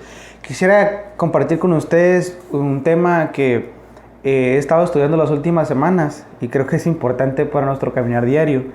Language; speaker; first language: Spanish; native; Spanish